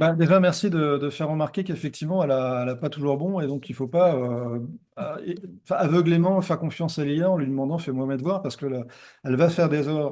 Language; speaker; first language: French; native; French